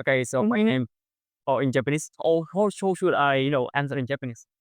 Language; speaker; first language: English; non-native, fluent; Indonesian